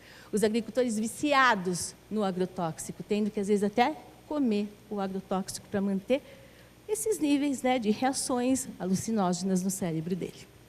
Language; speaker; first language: Portuguese; native; Portuguese